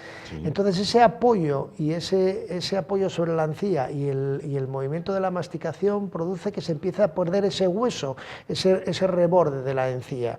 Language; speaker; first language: Spanish; native; Spanish